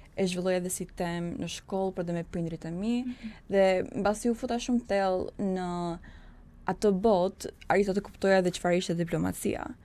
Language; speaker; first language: Albanian; early bilingual, heritage; Albanian